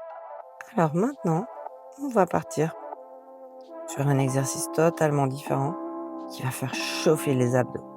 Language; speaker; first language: French; native; French